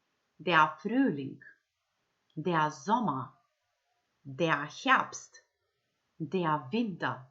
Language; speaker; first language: German; non-native, fluent; Macedonian